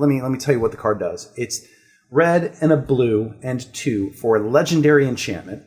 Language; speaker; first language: English; native; English